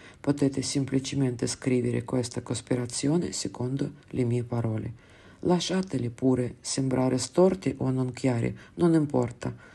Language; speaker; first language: Italian; non-native, fluent; Russian